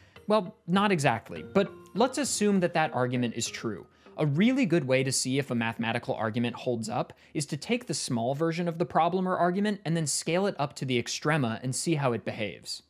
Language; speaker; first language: English; native; English